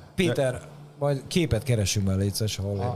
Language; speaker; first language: Hungarian; native; Hungarian